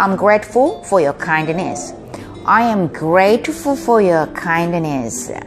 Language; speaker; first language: English; non-native, fluent; Korean